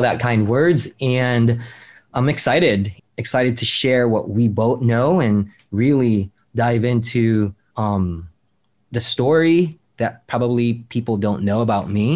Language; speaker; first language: English; non-native, local second language; Filipino